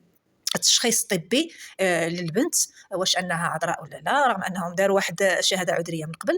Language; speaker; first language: Arabic; native; Arabic